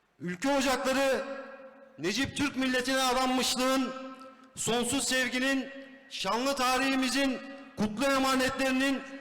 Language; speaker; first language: Turkish; native; Turkish